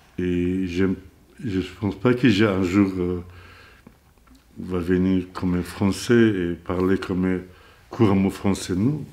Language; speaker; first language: French; non-native, learner; Azerbaijani